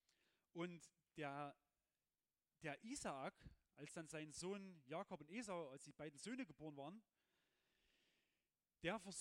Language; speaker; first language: German; native; German